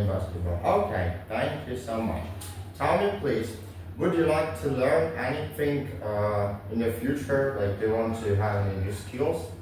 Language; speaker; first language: English; non-native, learner; Vietnamese